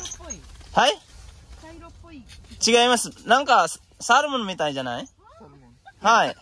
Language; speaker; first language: Japanese; non-native, learner; Filipino